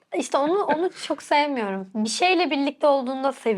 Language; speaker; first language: Turkish; native; Turkish